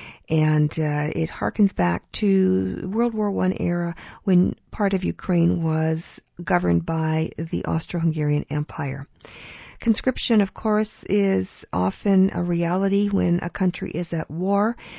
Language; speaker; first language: English; early bilingual, other home language; Ukrainian